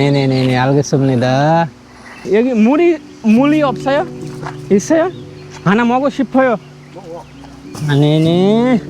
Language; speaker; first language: Korean; non-native, learner; Bangla